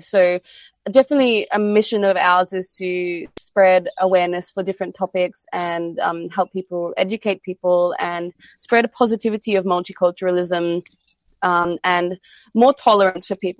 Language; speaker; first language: English; native; English